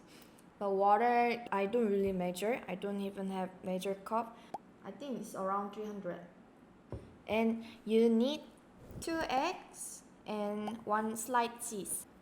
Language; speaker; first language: English; non-native, fluent; Korean